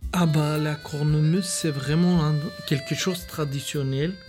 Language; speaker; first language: French; non-native, fluent; Bulgarian